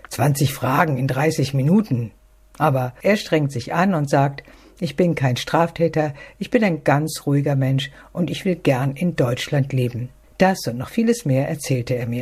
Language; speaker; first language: German; native; German